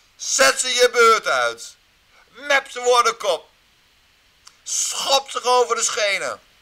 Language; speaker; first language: Dutch; native; Dutch